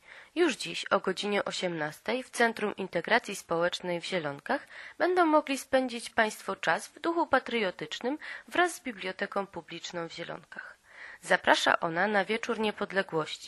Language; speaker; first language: Polish; native; Polish